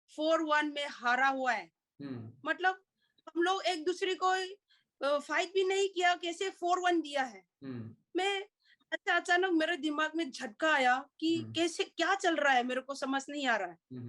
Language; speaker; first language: Hindi; non-native, local second language; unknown